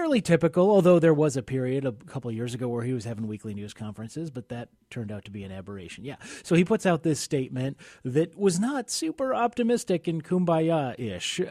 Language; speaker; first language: English; native; English